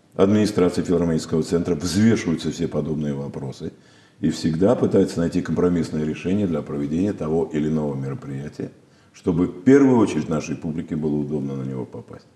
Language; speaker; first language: Russian; native; Russian